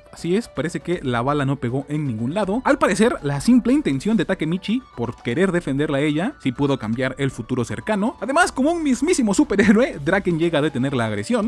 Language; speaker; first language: Spanish; native; Spanish